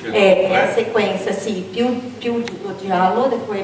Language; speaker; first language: Italian; non-native, learner; Portuguese